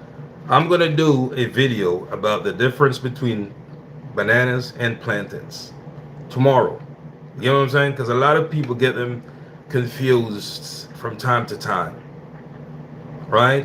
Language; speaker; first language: English; native; English